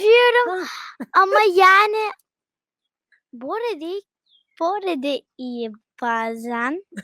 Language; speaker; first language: Turkish; early bilingual, heritage; Turkish